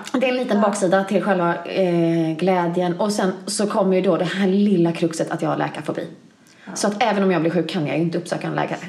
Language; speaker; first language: Swedish; native; Swedish